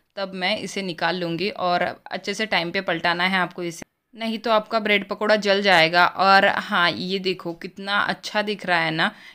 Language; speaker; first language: Hindi; native; Hindi